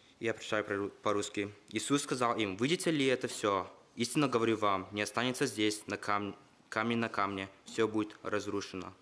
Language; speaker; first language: Russian; early bilingual, heritage; Russian